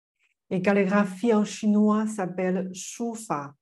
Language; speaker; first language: French; non-native, fluent; Chinese